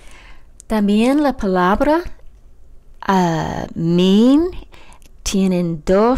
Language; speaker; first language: Spanish; non-native, fluent; English